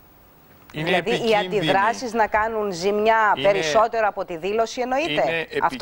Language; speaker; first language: Greek; native; Greek